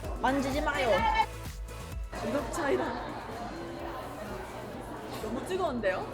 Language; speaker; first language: Korean; non-native, learner; English